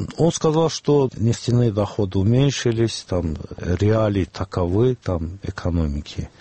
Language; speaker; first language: Russian; non-native, local second language; Azerbaijani